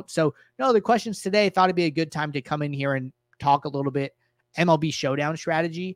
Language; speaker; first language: English; native; English